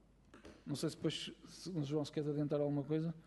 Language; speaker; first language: Portuguese; native; Portuguese